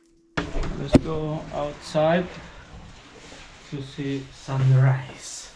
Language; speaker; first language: English; non-native, learner; Indonesian